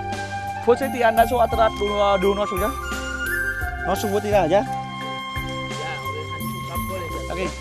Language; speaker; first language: Portuguese; non-native, learner; Vietnamese